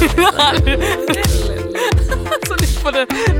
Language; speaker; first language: Swedish; native; Swedish